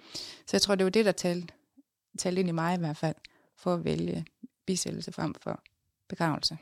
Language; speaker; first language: Danish; native; Danish